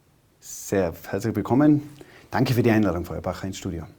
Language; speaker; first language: German; native; German